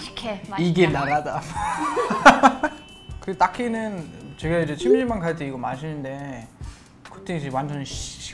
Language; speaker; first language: Korean; non-native, fluent; German